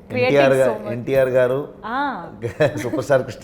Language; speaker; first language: Telugu; non-native, learner; Kannada